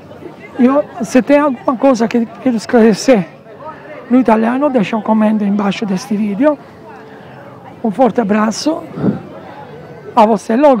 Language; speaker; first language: Portuguese; non-native, learner; Italian